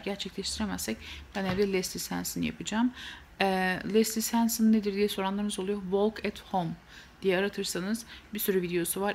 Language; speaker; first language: Turkish; native; Turkish